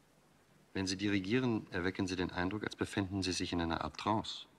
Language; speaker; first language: German; native; German